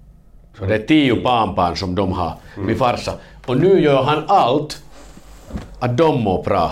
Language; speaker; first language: Swedish; non-native, learner; Finnish